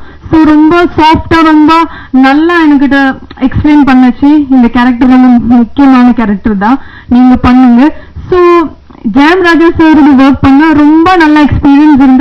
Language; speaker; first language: Tamil; non-native, learner; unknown